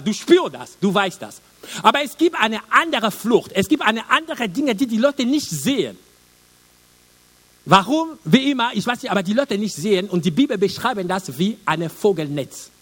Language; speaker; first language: German; non-native, learner; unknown